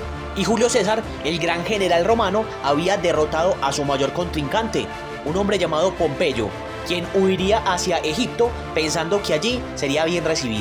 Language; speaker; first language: Spanish; native; Spanish